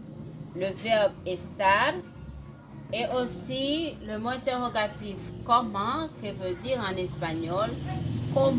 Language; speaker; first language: French; non-native, fluent; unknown